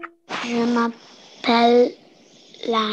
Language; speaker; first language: French; non-native, learner; Arabic